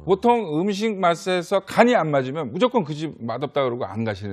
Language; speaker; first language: Korean; native; Korean